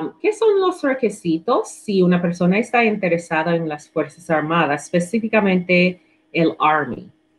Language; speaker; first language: Spanish; non-native, learner; English